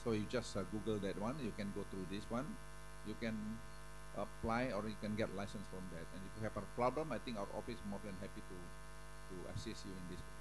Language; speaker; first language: English; non-native, fluent; Indonesian